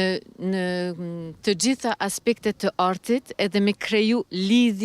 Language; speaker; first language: Albanian; early bilingual, heritage; Albanian